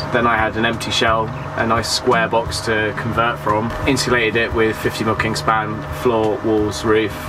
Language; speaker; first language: English; native; English